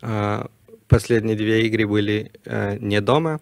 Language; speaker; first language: Russian; non-native, learner; Spanish